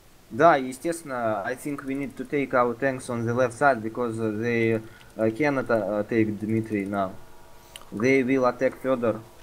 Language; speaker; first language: English; non-native, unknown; Russian